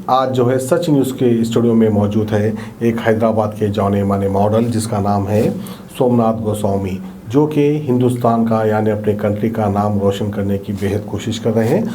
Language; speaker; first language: Hindi; non-native, local second language; Urdu